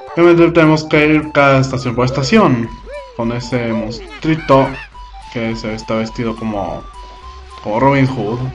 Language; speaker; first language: Spanish; native; Spanish